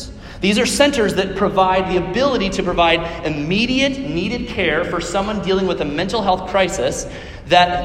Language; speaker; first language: English; native; English